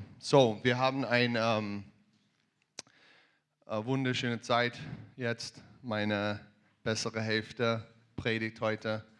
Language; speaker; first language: German; non-native, learner; English